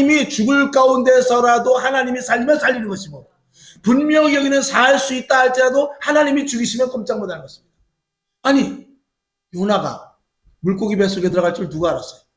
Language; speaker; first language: Korean; native; Korean